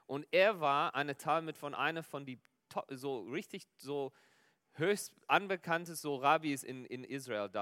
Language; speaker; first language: German; non-native, fluent; Afrikaans